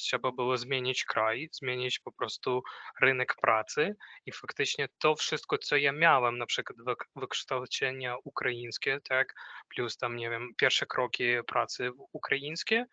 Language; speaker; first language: Polish; non-native, fluent; Ukrainian